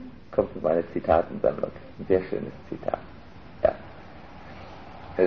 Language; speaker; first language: German; native; German